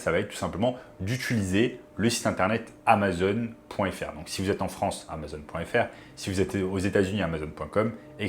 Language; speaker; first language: French; native; French